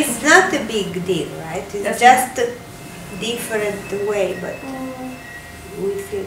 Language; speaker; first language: English; non-native, fluent; Italian